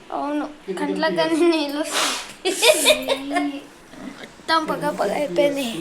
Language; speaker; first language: Telugu; non-native, local second language; Tamil